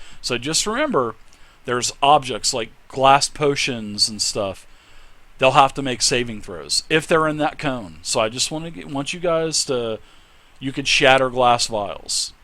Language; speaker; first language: English; native; English